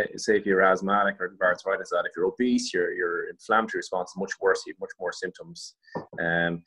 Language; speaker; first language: English; native; English